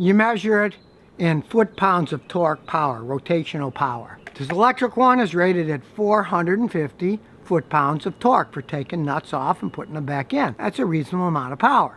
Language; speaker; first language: English; native; English